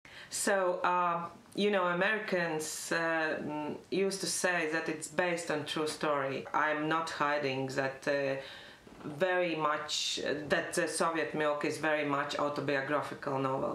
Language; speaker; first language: English; non-native, fluent; Latvian